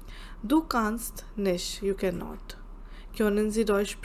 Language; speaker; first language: German; non-native, learner; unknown